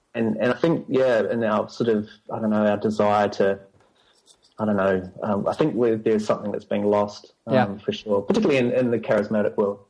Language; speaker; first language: English; native; English